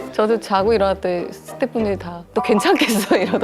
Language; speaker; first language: Korean; native; Korean